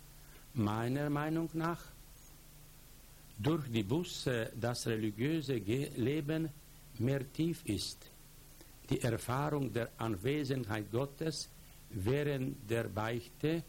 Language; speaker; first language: German; non-native, fluent; Polish